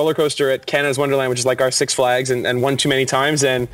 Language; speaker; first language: English; native; English